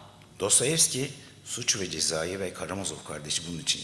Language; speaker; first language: Turkish; native; Turkish